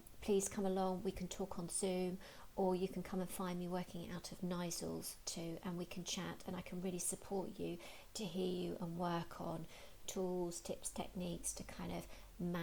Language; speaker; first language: English; native; English